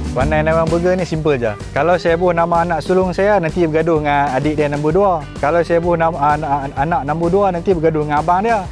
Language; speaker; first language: Malay; native; Malay